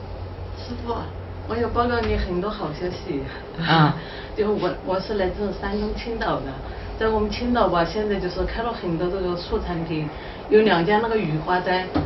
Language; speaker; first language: Chinese; native; Chinese